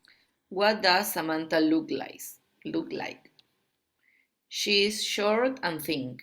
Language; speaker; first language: English; non-native, learner; Spanish